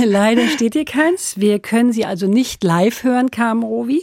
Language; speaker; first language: German; native; German